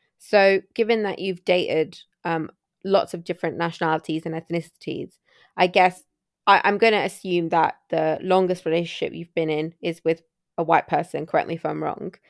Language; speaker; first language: English; early bilingual, other home language; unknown